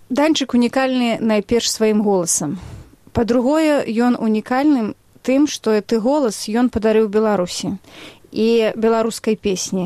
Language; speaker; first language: Belarusian; native; Belarusian